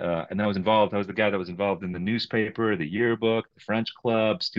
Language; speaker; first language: English; native; English